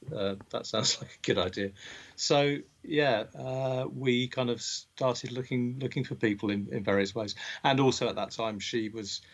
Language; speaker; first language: English; native; English